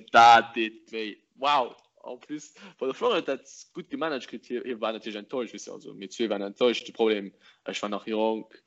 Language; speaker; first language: Luxembourgish; early bilingual, other home language; English